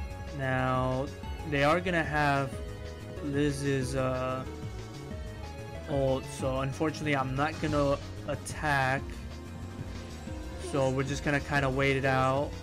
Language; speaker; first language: English; native; English